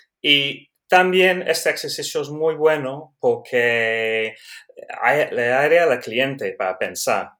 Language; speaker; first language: Spanish; non-native, learner; English